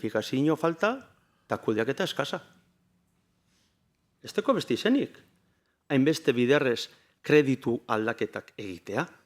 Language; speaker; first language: Basque; native; Basque